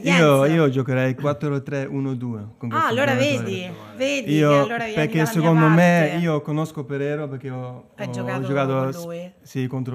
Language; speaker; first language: Italian; non-native, fluent; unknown